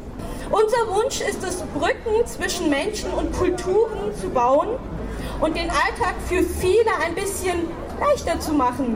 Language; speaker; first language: German; early bilingual, other home language; Turkish